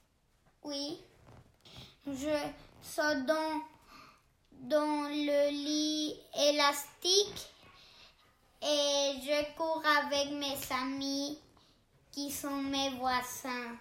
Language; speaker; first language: French; non-native, learner; Spanish